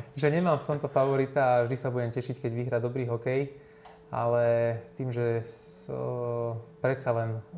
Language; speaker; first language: Slovak; native; Slovak